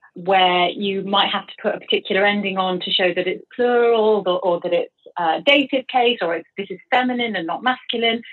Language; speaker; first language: English; native; English